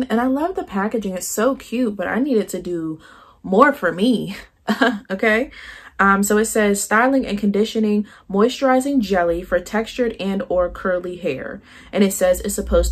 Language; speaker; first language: English; native; English